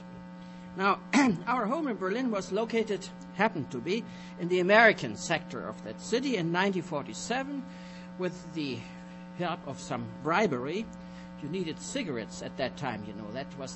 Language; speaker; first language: English; non-native, fluent; German